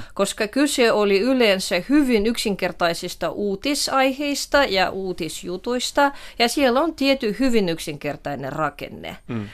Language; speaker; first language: Finnish; non-native, fluent; Russian